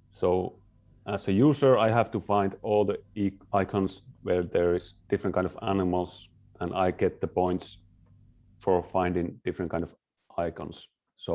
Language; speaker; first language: English; non-native, fluent; Finnish